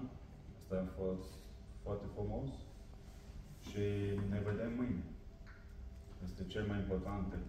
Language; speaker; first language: Romanian; non-native, learner; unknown